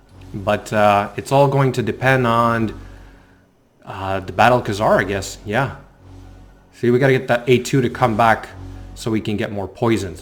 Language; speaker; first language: English; native; English